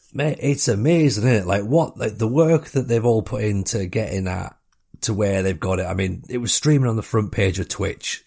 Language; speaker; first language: English; native; English